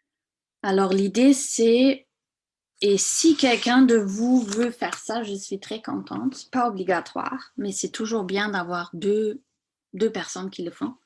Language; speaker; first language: French; non-native, fluent; German